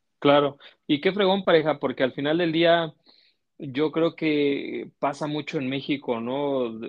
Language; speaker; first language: Spanish; native; Spanish